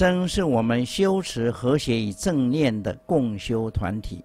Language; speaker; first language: Chinese; native; Chinese